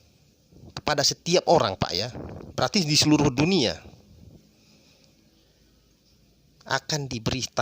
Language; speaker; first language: Indonesian; native; Indonesian